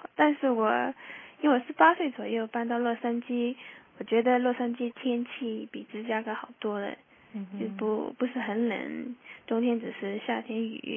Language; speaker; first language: Chinese; early bilingual, heritage; Chinese